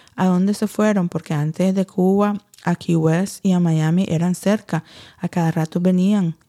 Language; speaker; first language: Spanish; early bilingual, heritage; Spanish